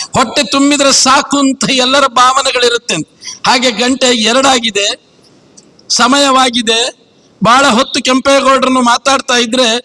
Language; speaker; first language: Kannada; native; Kannada